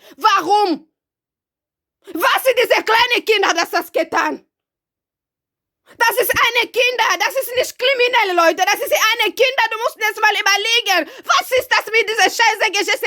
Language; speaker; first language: German; non-native, learner; Lingala